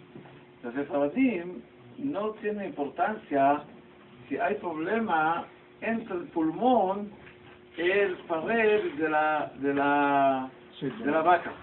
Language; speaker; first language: Spanish; non-native, learner; Hebrew